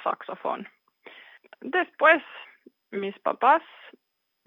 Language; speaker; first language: Spanish; non-native, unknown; Finnish